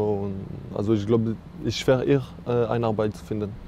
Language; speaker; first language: German; non-native, learner; French